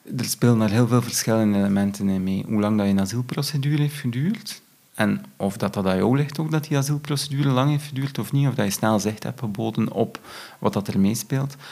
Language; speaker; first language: Dutch; native; Dutch